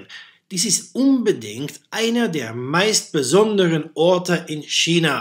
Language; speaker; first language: German; non-native, fluent; Dutch